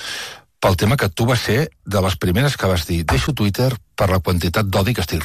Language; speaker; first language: Catalan; native; Catalan